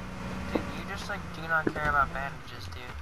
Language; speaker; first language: English; native; English